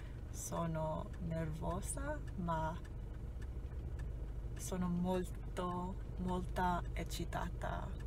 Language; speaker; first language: Italian; non-native, learner; English